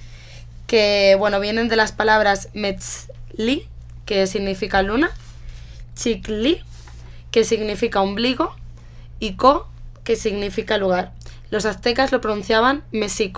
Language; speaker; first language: Spanish; native; Spanish